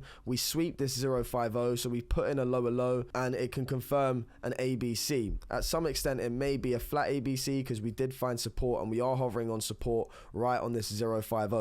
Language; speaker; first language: English; native; English